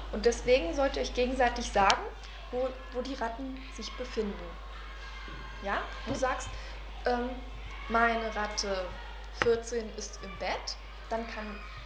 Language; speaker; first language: German; native; German